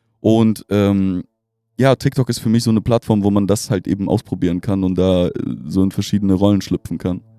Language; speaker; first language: German; non-native, fluent; Russian